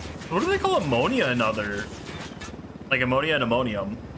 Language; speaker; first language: English; native; English